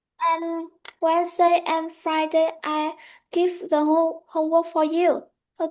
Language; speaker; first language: English; non-native, learner; Vietnamese